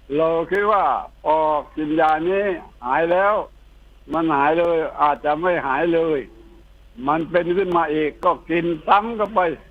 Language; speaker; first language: Thai; native; Thai